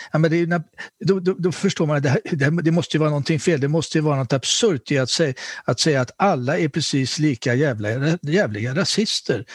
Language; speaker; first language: Swedish; native; Swedish